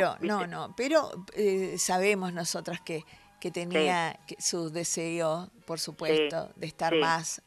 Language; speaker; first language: Spanish; native; Spanish